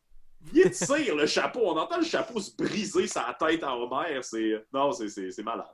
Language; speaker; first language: French; native; French